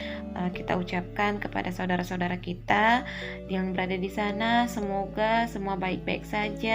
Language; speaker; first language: Indonesian; native; Indonesian